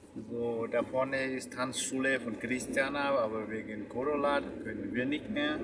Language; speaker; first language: German; non-native, learner; Vietnamese